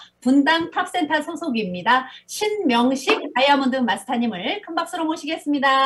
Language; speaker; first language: Korean; native; Korean